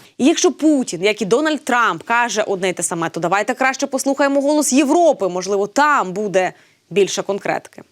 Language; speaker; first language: Ukrainian; native; Ukrainian